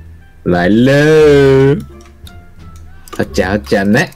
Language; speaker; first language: Chinese; native; Chinese